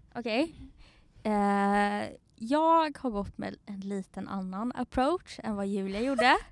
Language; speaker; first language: Swedish; native; Swedish